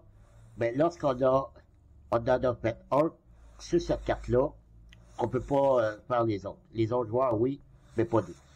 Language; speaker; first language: French; native; French